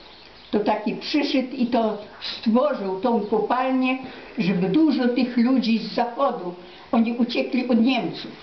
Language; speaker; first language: Polish; non-native, local second language; Ukrainian